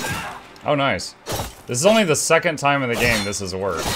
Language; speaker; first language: English; native; English